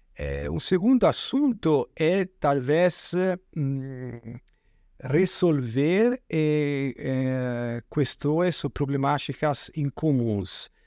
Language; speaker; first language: Portuguese; non-native, fluent; Italian